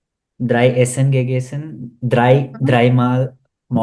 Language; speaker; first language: German; non-native, learner; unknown